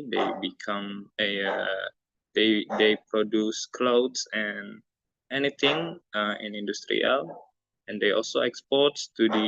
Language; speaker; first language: English; non-native, learner; Indonesian